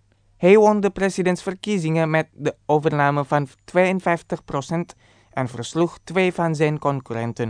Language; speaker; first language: Dutch; non-native, fluent; Indonesian